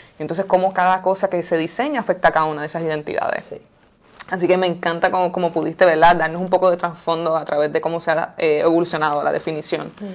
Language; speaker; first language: Spanish; native; Spanish